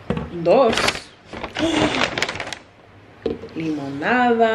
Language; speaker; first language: Spanish; non-native, learner; English